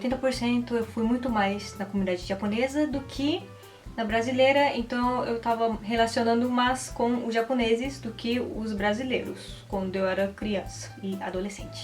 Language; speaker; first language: Portuguese; early bilingual, heritage; Portuguese